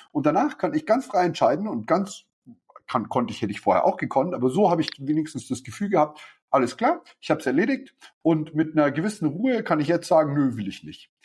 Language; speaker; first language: German; native; German